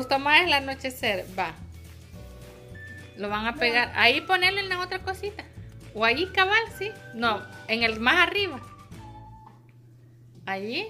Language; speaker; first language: Spanish; native; Spanish